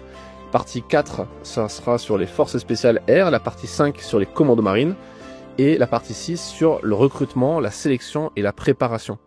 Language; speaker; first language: French; native; French